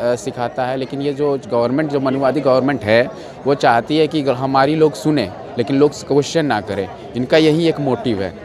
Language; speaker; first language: Hindi; native; Hindi